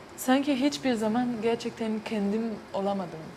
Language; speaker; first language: Turkish; early bilingual, heritage; Turkish